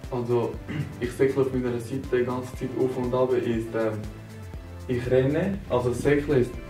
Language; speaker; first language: German; native; German